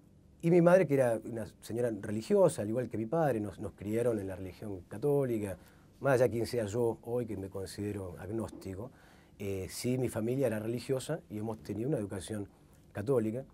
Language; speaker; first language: Spanish; native; Spanish